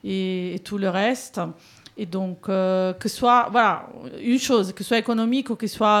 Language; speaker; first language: French; native; French